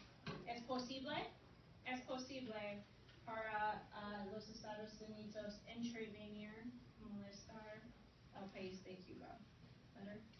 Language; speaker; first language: Spanish; non-native, fluent; English